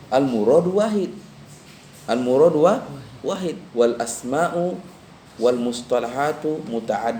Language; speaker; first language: Arabic; non-native, fluent; Indonesian